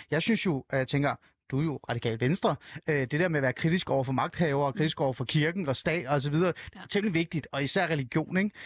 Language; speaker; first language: Danish; early bilingual, other home language; Persian